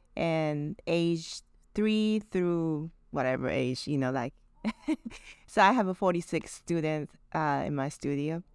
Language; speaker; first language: English; non-native, fluent; Japanese